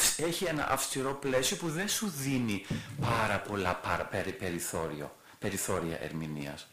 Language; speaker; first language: Greek; non-native, fluent; German